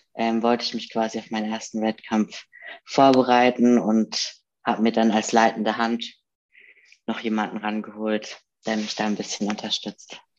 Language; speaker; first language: German; native; German